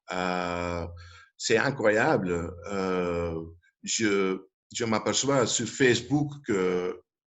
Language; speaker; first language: French; non-native, local second language; Dutch